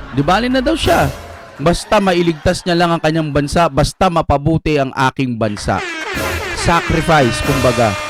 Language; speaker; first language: Filipino; non-native, local second language; Iloko